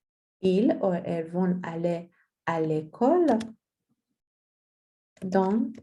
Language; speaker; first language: French; non-native, fluent; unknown